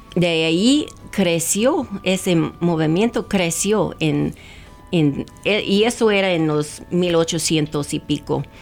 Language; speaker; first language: Spanish; non-native, fluent; English